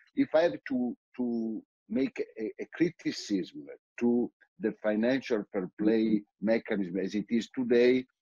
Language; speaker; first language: English; non-native, fluent; Italian